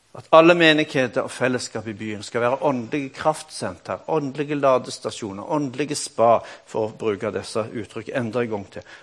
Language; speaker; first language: Norwegian; native; Norwegian